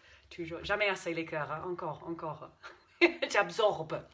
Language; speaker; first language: French; non-native, fluent; English